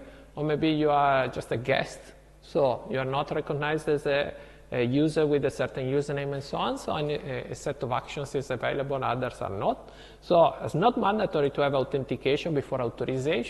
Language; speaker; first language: English; non-native, fluent; Italian